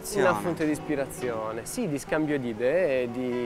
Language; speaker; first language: Italian; native; Italian